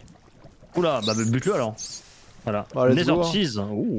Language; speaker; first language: French; native; French